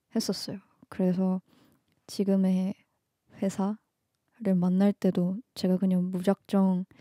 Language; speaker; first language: Korean; native; Korean